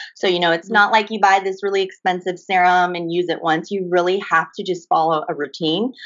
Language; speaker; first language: English; early bilingual, other home language; Japanese